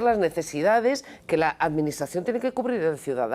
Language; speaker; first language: Spanish; native; Spanish